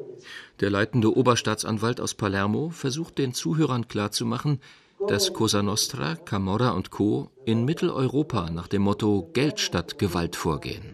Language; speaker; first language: German; native; German